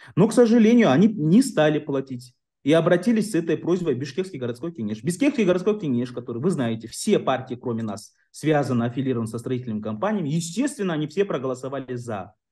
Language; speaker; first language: Russian; non-native, local second language; Kyrgyz